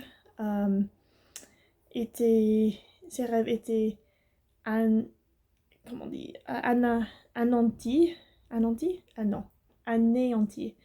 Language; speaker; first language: French; non-native, learner; English